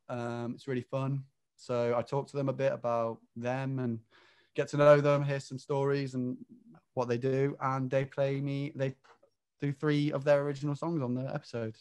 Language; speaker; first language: English; native; English